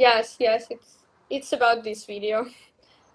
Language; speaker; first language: English; non-native, learner; Russian